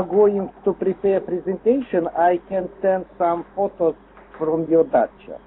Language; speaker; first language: English; non-native, learner; Lithuanian